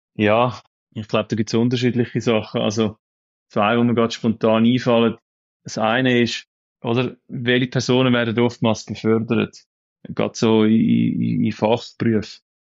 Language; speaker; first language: German; native; German